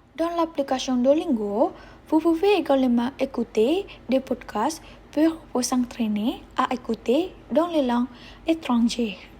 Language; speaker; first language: French; non-native, learner; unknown